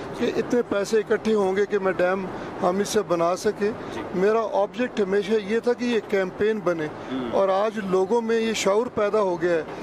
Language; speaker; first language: Urdu; non-native, local second language; Punjabi